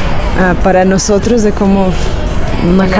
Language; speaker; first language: Spanish; non-native, learner; Portuguese